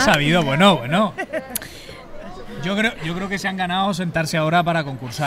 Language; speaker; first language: Spanish; native; Spanish